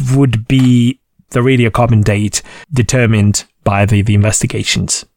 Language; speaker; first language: English; non-native, fluent; Hungarian